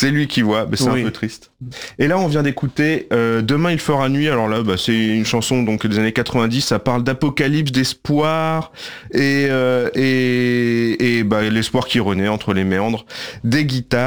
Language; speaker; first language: French; native; French